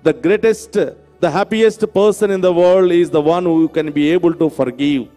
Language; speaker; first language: English; non-native, local second language; Telugu